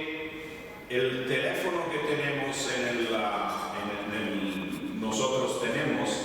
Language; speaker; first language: Spanish; non-native, fluent; Italian